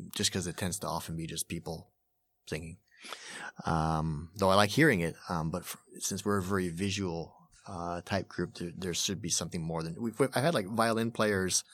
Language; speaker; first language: English; native; English